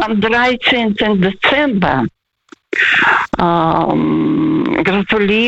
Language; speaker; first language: German; non-native, fluent; Russian